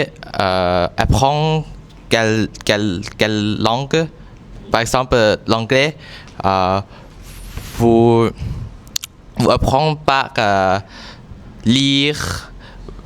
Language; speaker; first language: French; non-native, learner; Thai